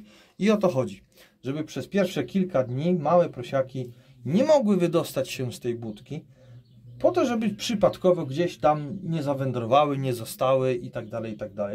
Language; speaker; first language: Polish; native; Polish